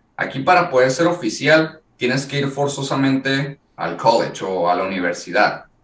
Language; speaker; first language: Spanish; native; Spanish